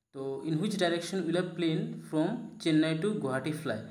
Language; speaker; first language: English; non-native, local second language; Assamese